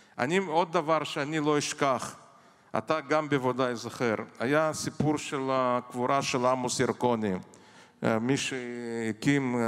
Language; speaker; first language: Hebrew; non-native, fluent; Russian